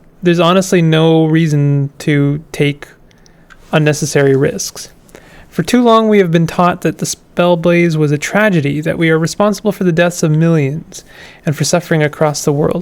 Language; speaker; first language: English; native; English